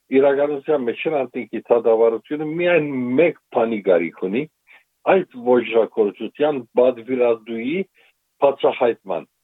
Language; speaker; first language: Armenian; native; Armenian